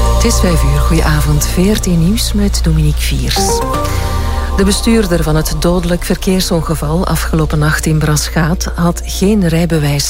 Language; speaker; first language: Dutch; native; Dutch